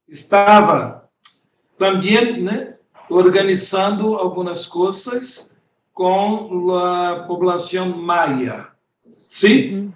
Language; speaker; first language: Spanish; non-native, learner; Portuguese